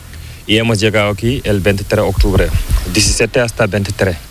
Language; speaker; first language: Spanish; non-native, learner; Fula